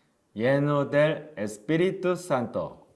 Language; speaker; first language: Spanish; non-native, learner; Korean